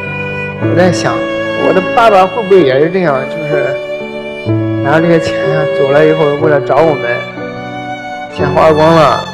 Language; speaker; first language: Chinese; native; Chinese